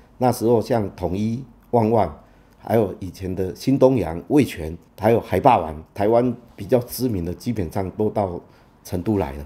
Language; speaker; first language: Chinese; native; Chinese